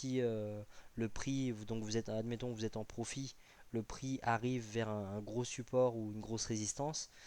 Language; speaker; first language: French; native; French